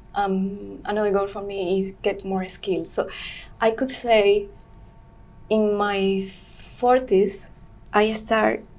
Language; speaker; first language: English; non-native, learner; Spanish